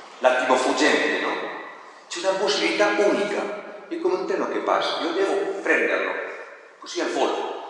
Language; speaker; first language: Italian; non-native, fluent; Spanish